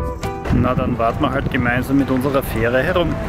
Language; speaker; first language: German; native; German